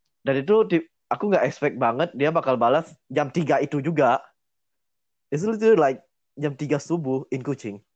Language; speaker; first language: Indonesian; native; Indonesian